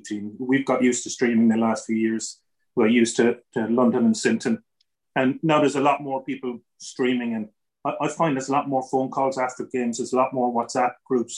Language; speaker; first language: English; native; English